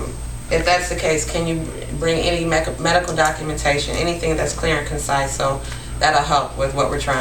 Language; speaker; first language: English; native; English